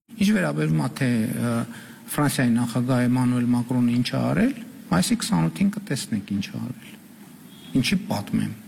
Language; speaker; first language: Armenian; native; Armenian